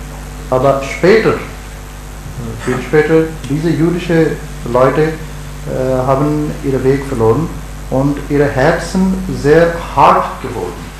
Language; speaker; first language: German; non-native, learner; Urdu